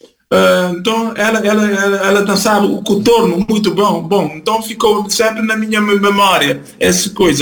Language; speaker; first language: Portuguese; non-native, fluent; Kabuverdianu